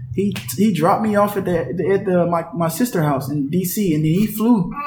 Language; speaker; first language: English; native; English